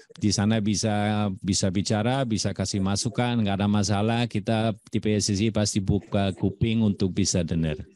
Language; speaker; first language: Indonesian; non-native, fluent; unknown